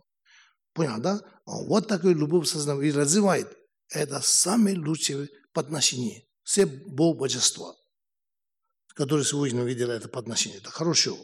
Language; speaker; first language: Russian; non-native, learner; Tibetan